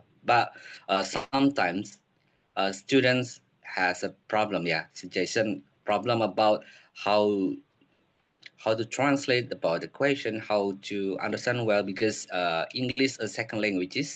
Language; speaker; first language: English; non-native, learner; Indonesian